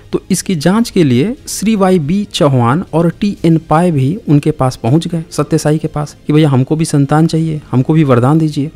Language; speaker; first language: Hindi; native; Hindi